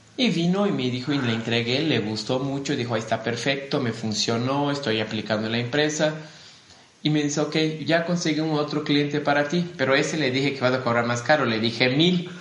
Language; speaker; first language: Spanish; non-native, fluent; Portuguese